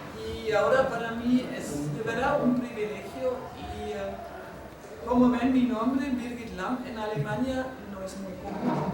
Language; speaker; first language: Spanish; non-native, fluent; German